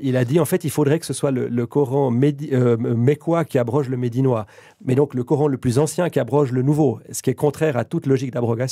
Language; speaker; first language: French; native; French